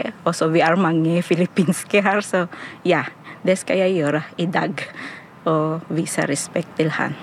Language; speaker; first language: Norwegian; non-native, fluent; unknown